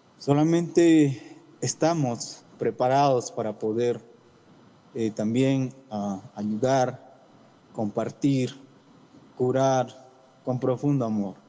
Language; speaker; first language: Spanish; non-native, local second language; Shipibo-Conibo